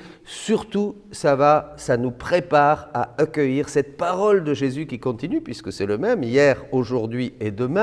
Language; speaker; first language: French; native; French